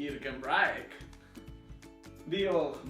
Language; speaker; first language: Welsh; non-native, learner; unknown